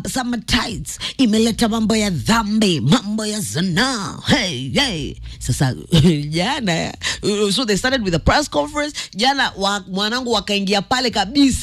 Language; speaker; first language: Swahili; native; Swahili